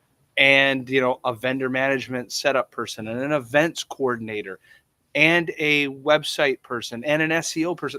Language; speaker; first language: English; native; English